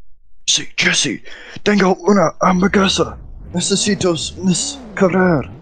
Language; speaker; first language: Spanish; non-native, learner; English